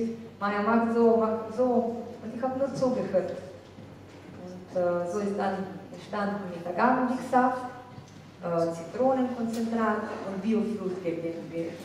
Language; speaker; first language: German; non-native, fluent; Slovenian